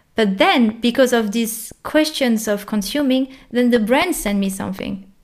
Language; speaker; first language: English; non-native, fluent; French